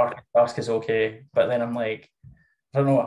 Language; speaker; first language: English; native; English